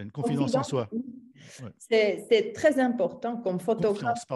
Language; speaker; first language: French; non-native, local second language; German